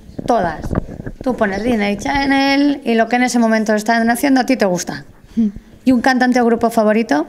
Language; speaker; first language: Spanish; native; Spanish